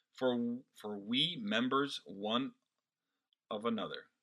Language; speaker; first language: English; non-native, fluent; Portuguese